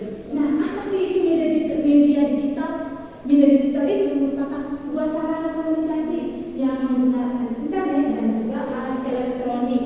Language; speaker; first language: Indonesian; native; Indonesian